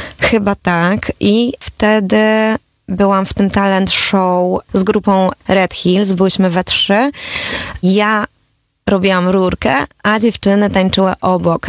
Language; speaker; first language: Polish; native; Polish